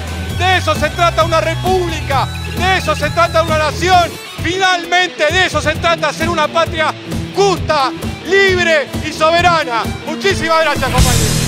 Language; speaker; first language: Spanish; native; Spanish